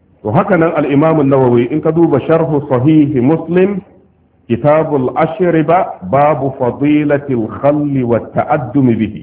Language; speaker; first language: Arabic; non-native, fluent; Hausa